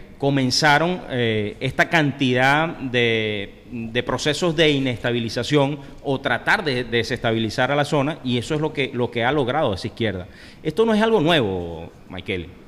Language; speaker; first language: Spanish; native; Spanish